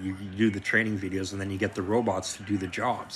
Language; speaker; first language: English; native; English